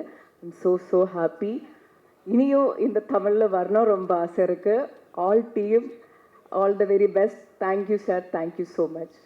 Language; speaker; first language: Tamil; non-native, learner; Malayalam